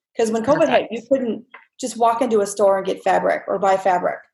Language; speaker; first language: English; native; English